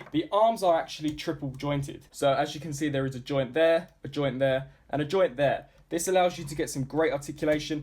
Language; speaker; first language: English; native; English